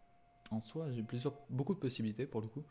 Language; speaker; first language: French; native; French